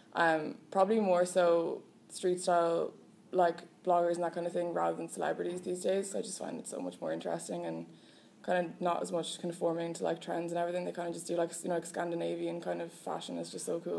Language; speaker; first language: English; native; English